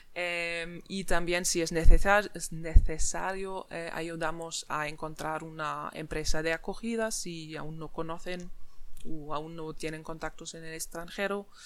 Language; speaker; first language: Spanish; non-native, fluent; German